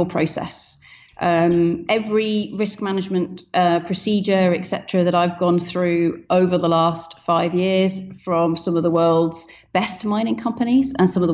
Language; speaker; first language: English; native; English